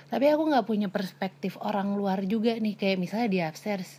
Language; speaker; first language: Indonesian; native; Indonesian